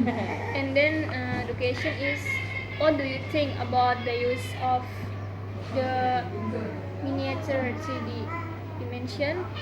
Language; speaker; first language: English; non-native, learner; Indonesian